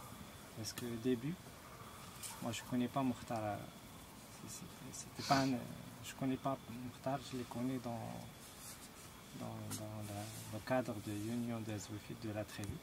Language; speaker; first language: French; non-native, local second language; Arabic